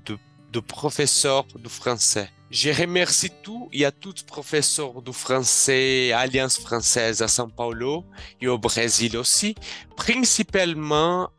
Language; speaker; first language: French; non-native, learner; Portuguese